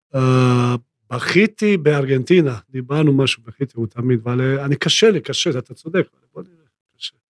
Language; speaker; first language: Hebrew; non-native, fluent; Croatian